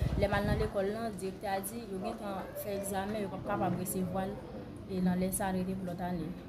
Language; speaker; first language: Haitian Creole; native; Haitian Creole